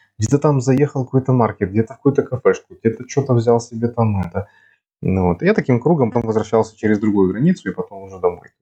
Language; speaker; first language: Russian; native; Russian